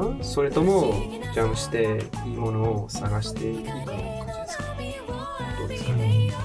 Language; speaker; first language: Japanese; non-native, learner; English